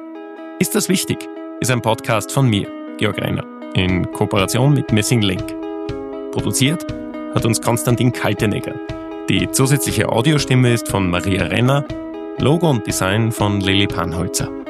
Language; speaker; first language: German; native; German